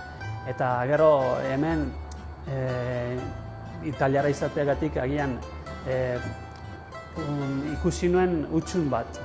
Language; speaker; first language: Basque; non-native, learner; Italian